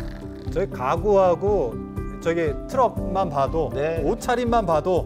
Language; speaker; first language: Korean; native; Korean